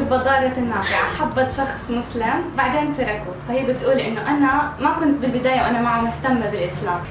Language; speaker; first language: Arabic; native; Arabic